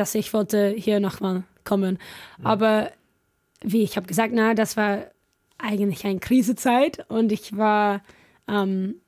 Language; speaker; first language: German; non-native, fluent; English